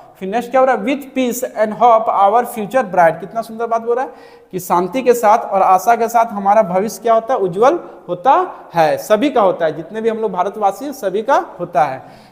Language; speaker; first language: Hindi; native; Hindi